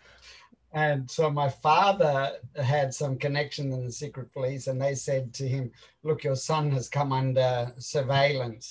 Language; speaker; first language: English; native; English